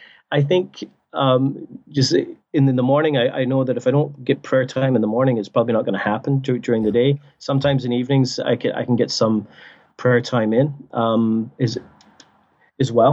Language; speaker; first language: English; native; English